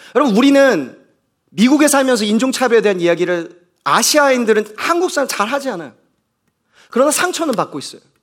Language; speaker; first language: Korean; native; Korean